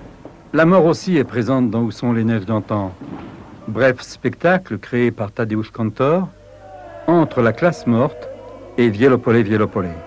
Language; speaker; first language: French; native; French